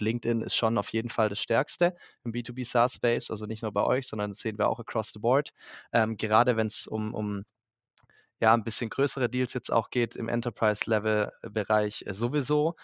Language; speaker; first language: German; native; German